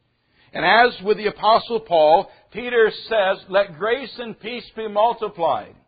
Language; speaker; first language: English; native; English